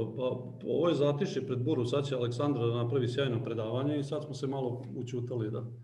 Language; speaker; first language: Serbian; native; Serbian